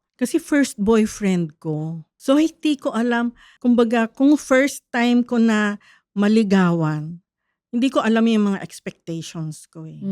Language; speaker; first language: Filipino; native; Filipino